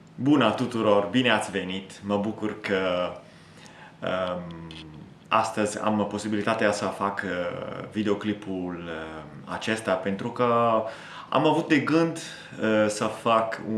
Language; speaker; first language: Romanian; non-native, fluent; Italian